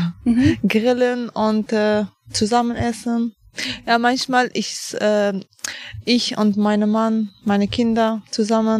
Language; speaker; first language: German; non-native, learner; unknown